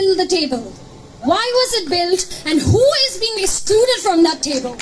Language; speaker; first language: English; non-native, local second language; Bangla